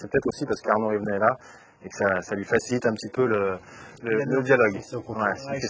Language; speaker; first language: French; native; French